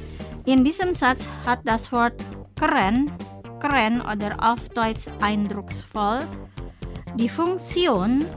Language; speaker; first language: German; non-native, fluent; Indonesian